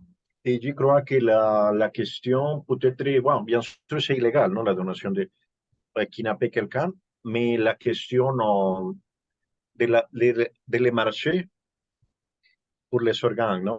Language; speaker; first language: French; non-native, learner; Spanish